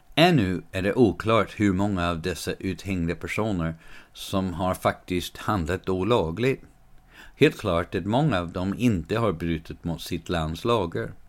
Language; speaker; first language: Swedish; non-native, fluent; English